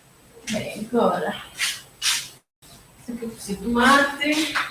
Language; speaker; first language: Portuguese; non-native, local second language; Tetum